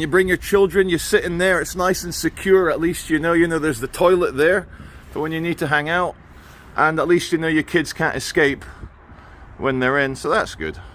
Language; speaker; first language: English; native; English